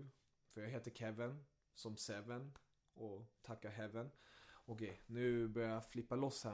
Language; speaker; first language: Swedish; early bilingual, other home language; German